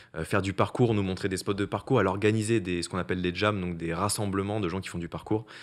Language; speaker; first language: French; native; French